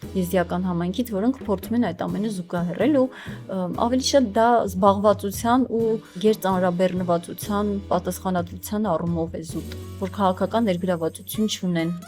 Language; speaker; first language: Armenian; non-native, local second language; Kurdish